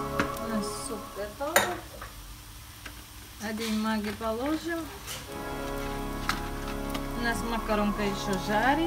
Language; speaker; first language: Russian; non-native, learner; Tajik